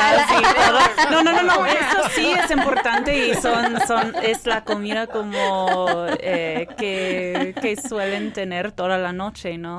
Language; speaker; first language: Spanish; non-native, fluent; English